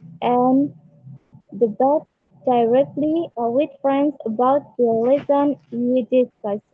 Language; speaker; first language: English; non-native, learner; Indonesian